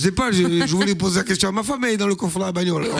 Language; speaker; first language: French; native; French